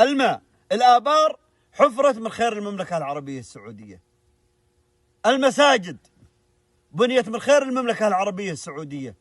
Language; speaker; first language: Arabic; native; Arabic